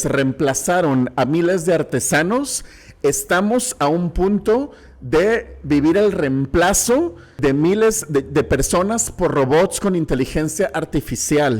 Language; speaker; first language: Spanish; native; Spanish